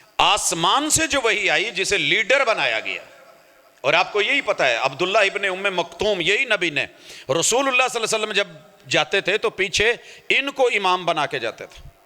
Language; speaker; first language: Urdu; non-native, local second language; Punjabi